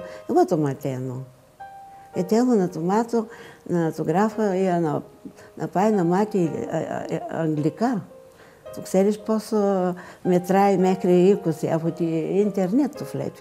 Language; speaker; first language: Greek; non-native, learner; Bulgarian